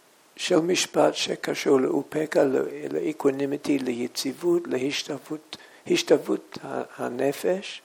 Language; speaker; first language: Hebrew; non-native, fluent; English